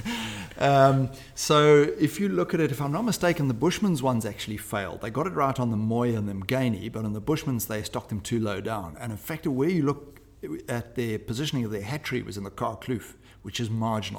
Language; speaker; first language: English; native; English